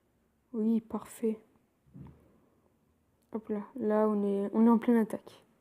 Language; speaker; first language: French; native; French